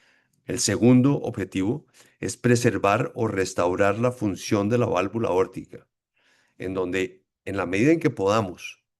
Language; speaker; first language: Spanish; native; Spanish